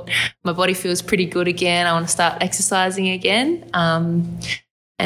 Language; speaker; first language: English; native; English